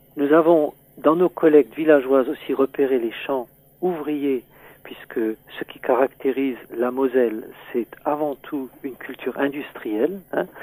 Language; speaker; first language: French; native; French